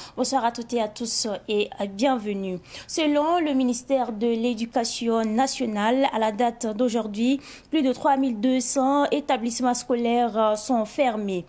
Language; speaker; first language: French; non-native, local second language; Mossi